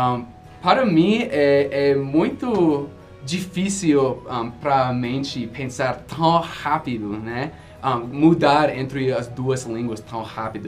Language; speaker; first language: Portuguese; non-native, fluent; English